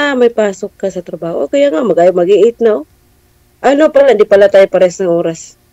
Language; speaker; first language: Filipino; non-native, local second language; Cebuano